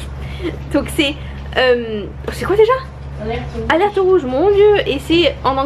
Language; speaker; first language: French; native; French